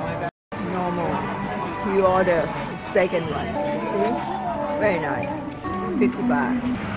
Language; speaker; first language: English; non-native, learner; Thai